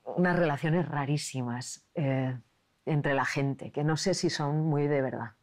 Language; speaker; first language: Spanish; non-native, local second language; Basque